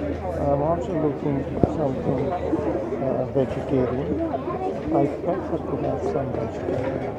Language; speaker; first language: English; non-native, fluent; Urdu